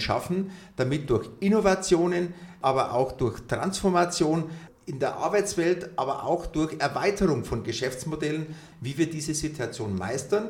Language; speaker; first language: German; native; German